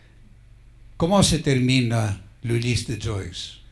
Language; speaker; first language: French; non-native, fluent; Greek